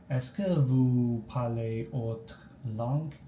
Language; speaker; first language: French; non-native, learner; Chinese